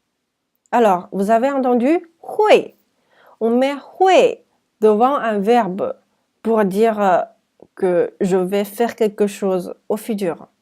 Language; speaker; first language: French; non-native, fluent; Chinese